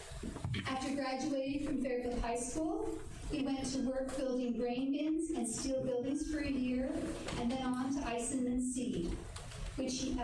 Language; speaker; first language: English; native; English